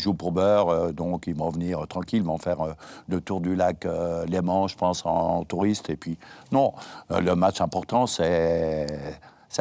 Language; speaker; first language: French; native; French